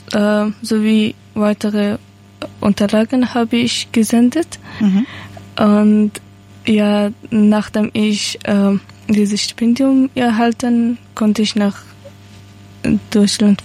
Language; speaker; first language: German; non-native, learner; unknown